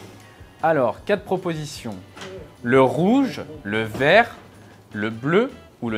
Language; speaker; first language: French; native; French